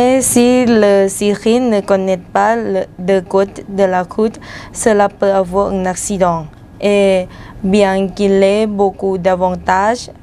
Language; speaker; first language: French; non-native, learner; Thai